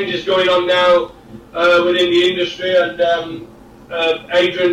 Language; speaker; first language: English; native; English